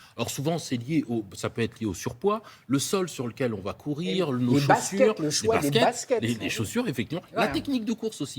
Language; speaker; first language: French; native; French